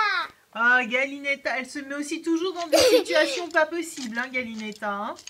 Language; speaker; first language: French; native; French